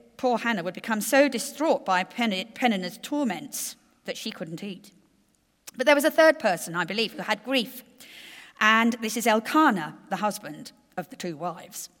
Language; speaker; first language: English; native; English